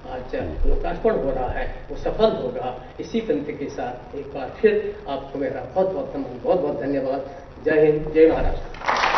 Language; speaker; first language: Hindi; native; Hindi